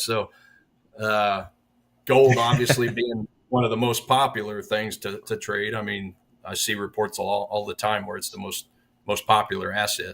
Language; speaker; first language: English; native; English